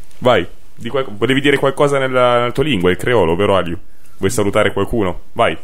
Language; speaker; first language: Italian; native; Italian